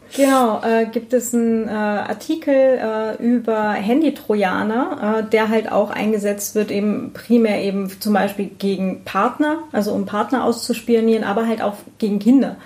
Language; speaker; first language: German; native; German